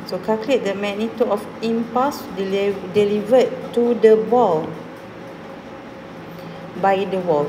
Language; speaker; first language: English; non-native, local second language; Malay